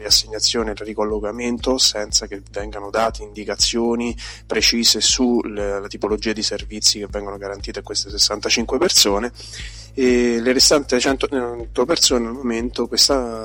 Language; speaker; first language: Italian; native; Italian